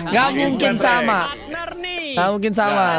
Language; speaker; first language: Indonesian; native; Indonesian